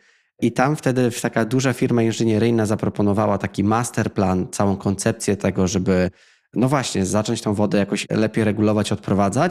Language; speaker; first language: Polish; native; Polish